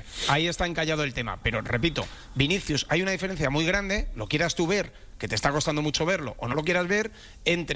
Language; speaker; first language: Spanish; native; Spanish